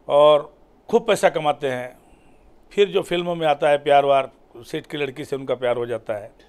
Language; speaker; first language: Hindi; native; Hindi